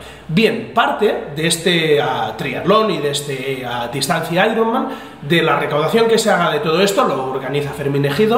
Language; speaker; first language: Spanish; native; Spanish